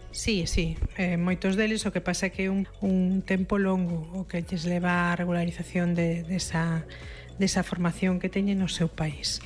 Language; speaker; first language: Galician; non-native, local second language; Spanish